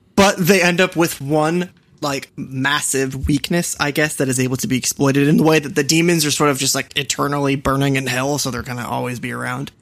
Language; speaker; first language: English; native; English